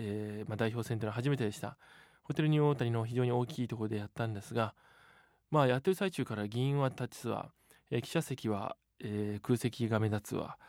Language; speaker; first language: Japanese; native; Japanese